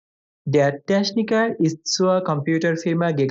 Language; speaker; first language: German; non-native, fluent; Bangla